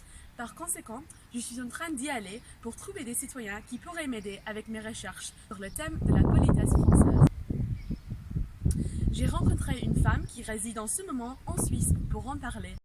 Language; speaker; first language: French; non-native, fluent; English